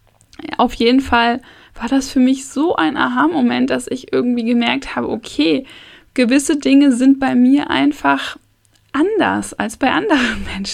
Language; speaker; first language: German; native; German